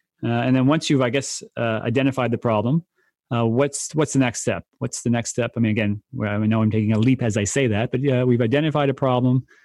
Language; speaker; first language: English; native; English